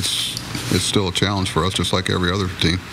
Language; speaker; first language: English; native; English